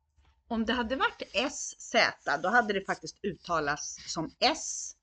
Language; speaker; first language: Swedish; non-native, fluent; Hungarian